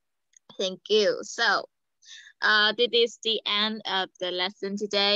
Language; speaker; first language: English; non-native, fluent; Vietnamese